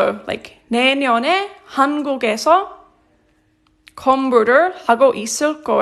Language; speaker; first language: Korean; non-native, fluent; English